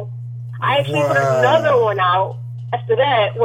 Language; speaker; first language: English; native; English